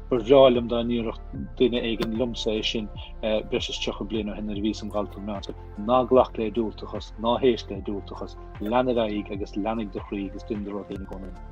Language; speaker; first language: Irish; native; Irish